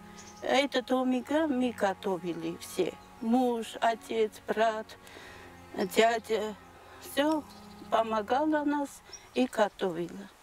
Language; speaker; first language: Russian; non-native, learner; Armenian